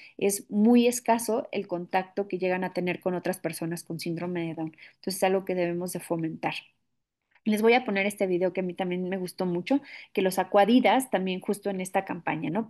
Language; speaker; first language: Spanish; native; Spanish